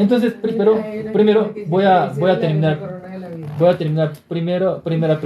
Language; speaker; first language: Spanish; non-native, learner; Korean